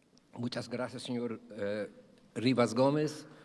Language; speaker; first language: Spanish; non-native, fluent; Portuguese